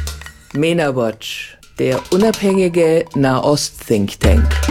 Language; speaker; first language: German; native; German